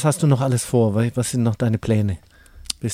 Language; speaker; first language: German; native; German